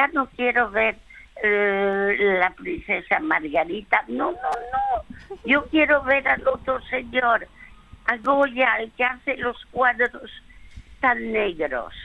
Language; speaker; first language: Spanish; early bilingual, other home language; French